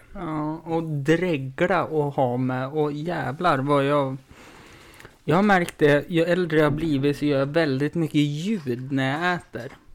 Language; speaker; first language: Swedish; native; Swedish